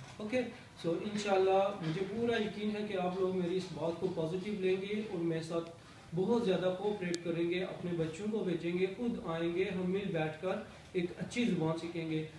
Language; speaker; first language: Urdu; non-native, local second language; Punjabi